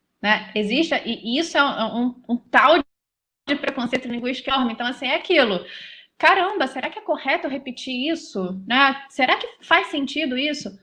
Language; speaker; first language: Portuguese; native; Portuguese